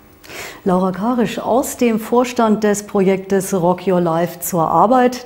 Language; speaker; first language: German; native; German